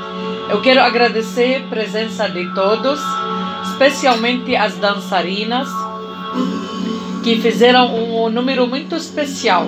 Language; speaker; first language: Portuguese; non-native, fluent; Arabic